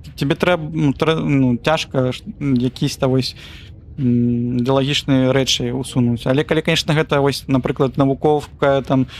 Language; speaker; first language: Belarusian; non-native, local second language; Russian